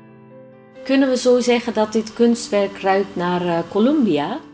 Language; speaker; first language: Dutch; early bilingual, heritage; Turkish